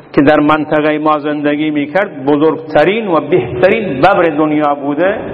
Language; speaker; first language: Persian; non-native, local second language; Baluchi